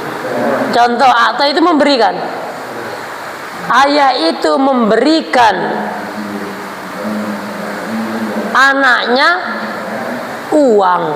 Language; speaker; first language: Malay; non-native, local second language; Javanese